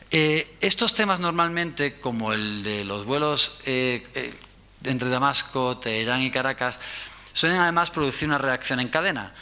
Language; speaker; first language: Spanish; native; Spanish